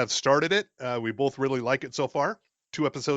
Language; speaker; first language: English; native; English